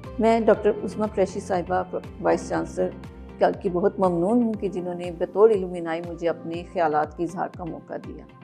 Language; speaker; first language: Urdu; native; Urdu